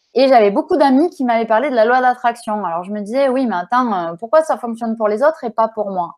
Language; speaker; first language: French; native; French